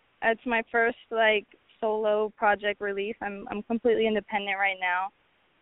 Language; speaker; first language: English; native; English